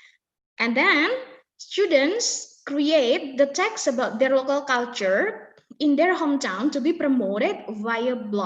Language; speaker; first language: English; non-native, fluent; Indonesian